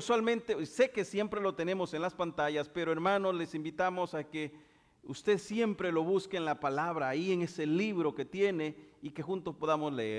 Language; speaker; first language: Spanish; native; Spanish